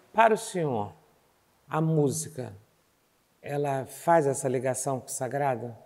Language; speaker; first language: Portuguese; native; Portuguese